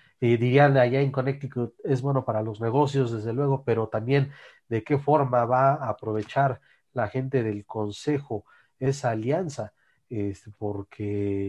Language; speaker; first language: Spanish; native; Spanish